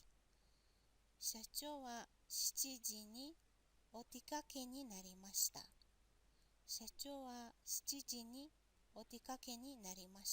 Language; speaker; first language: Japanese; non-native, fluent; Mongolian